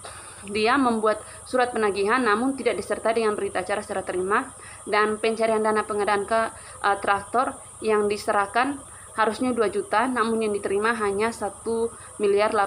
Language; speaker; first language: Indonesian; native; Indonesian